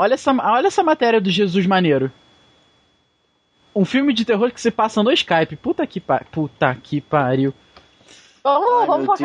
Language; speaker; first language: Portuguese; native; Portuguese